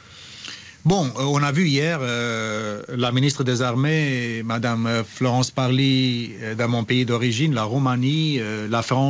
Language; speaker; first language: French; non-native, fluent; Romanian